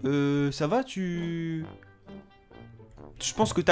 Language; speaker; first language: French; native; French